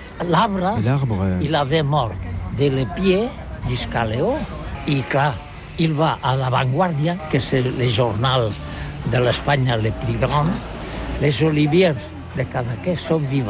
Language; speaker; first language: French; non-native, learner; Catalan